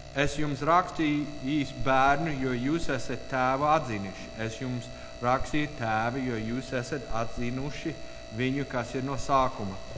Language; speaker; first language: Latvian; non-native, learner; English